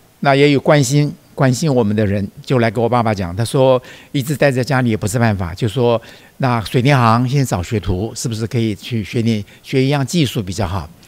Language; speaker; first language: Chinese; native; Chinese